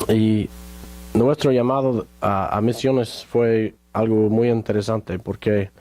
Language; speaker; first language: Spanish; non-native, fluent; English